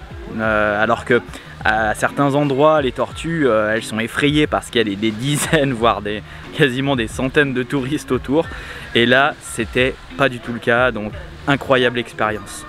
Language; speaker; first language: French; native; French